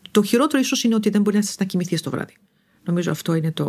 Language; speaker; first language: Greek; non-native, fluent; Arabic